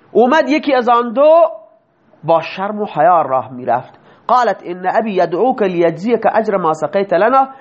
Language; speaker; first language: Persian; non-native, local second language; Baluchi